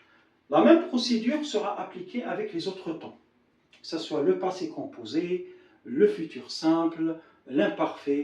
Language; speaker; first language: French; non-native, local second language; Arabic